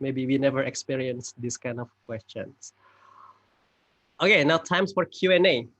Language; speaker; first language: English; non-native, fluent; Indonesian